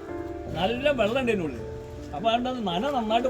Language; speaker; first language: Malayalam; native; Malayalam